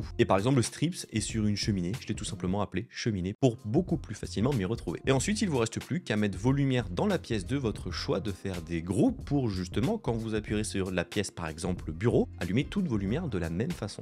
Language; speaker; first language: French; native; French